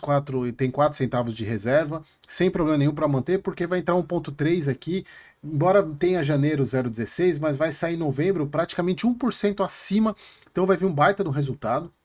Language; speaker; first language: Portuguese; native; Portuguese